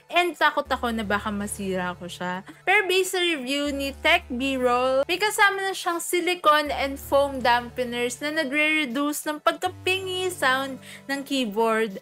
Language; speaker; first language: Filipino; native; Filipino